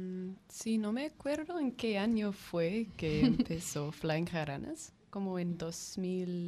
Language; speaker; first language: Spanish; non-native, fluent; English